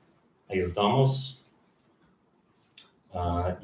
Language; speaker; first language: Spanish; non-native, learner; English